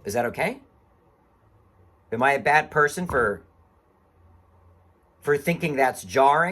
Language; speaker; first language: English; native; English